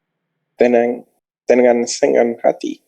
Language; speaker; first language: Indonesian; non-native, learner; English